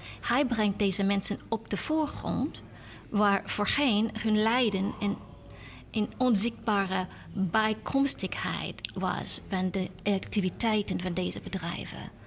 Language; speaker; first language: Dutch; non-native, learner; English